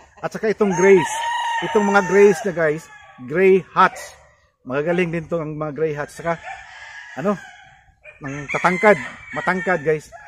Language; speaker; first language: Filipino; non-native, local second language; Cebuano